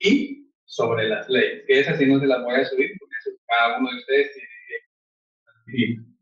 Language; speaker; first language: Spanish; native; Spanish